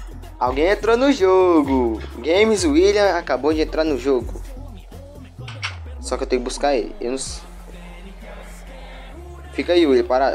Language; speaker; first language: Portuguese; native; Portuguese